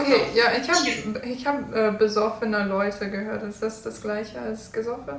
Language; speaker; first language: German; non-native, learner; English